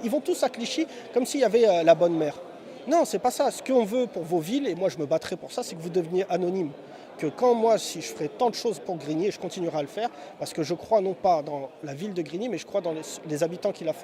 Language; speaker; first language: French; native; French